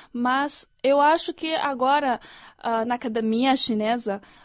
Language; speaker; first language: Portuguese; non-native, fluent; Chinese